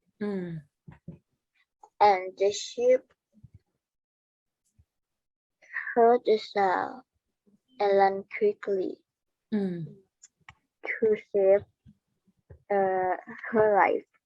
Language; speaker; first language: English; non-native, learner; Thai